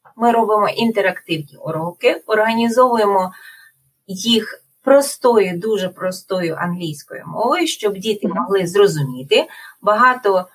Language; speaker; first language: Ukrainian; native; Ukrainian